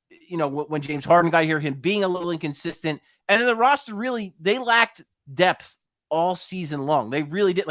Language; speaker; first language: English; native; English